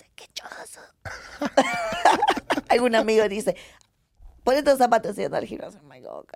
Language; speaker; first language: Spanish; native; Spanish